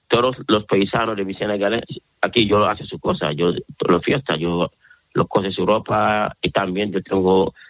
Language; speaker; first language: Spanish; non-native, learner; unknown